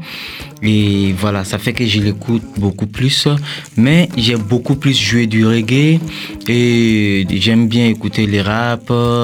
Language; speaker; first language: French; non-native, local second language; Mossi